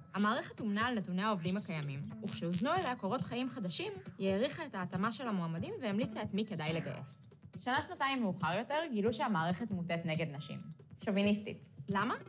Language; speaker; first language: Hebrew; early bilingual, other home language; Russian